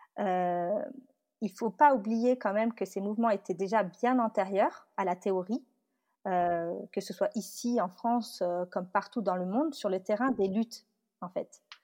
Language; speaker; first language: French; early bilingual, other home language; Tamil